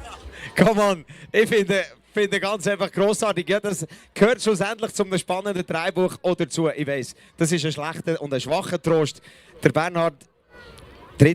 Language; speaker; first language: German; native; German